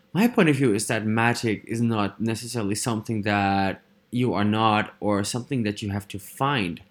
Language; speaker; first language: English; non-native, fluent; Dutch